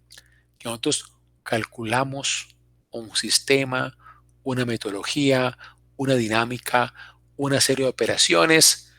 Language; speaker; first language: Spanish; native; Spanish